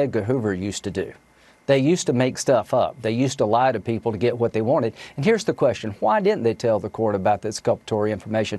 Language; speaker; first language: English; native; English